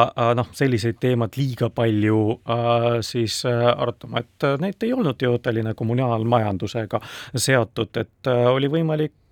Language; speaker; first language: Estonian; non-native, local second language; Russian